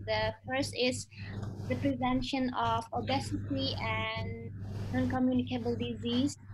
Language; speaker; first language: English; non-native, fluent; Indonesian